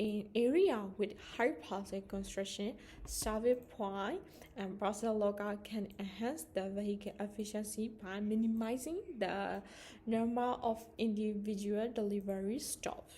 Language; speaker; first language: English; non-native, learner; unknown